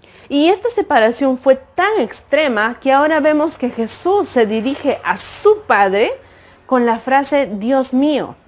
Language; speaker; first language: Spanish; native; Spanish